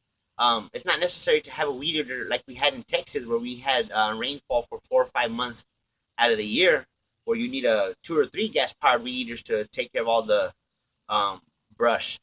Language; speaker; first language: English; native; English